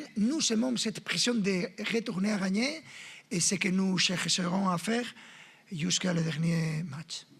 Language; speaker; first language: French; non-native, fluent; Spanish